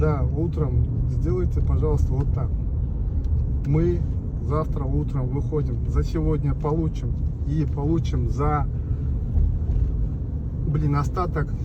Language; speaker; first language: Russian; non-native, local second language; Kyrgyz